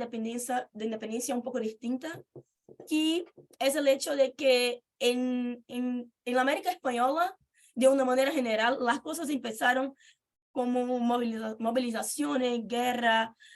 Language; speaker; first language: Spanish; non-native, fluent; Portuguese